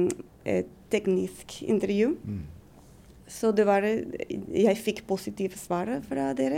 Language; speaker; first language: Norwegian; non-native, fluent; Spanish